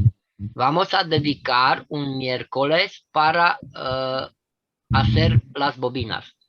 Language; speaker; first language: Spanish; non-native, fluent; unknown